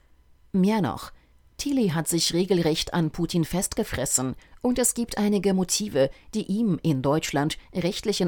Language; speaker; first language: German; native; German